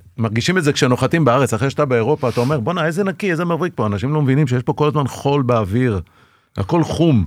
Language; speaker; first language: Hebrew; early bilingual, other home language; Persian